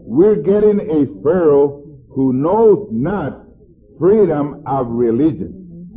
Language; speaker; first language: English; non-native, fluent; Spanish